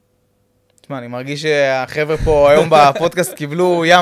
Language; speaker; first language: Hebrew; native; Hebrew